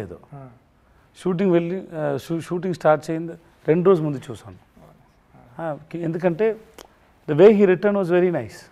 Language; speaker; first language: Telugu; non-native, learner; Tamil